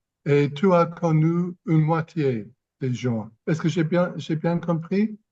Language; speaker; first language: French; non-native, fluent; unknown